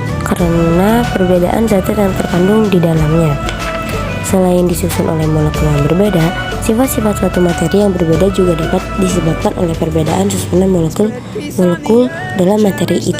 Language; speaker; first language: Indonesian; native; Indonesian